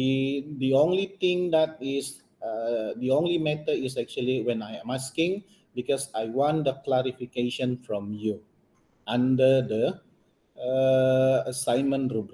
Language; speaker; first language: English; non-native, local second language; Malay